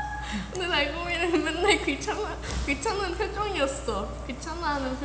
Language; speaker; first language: Korean; non-native, fluent; Thai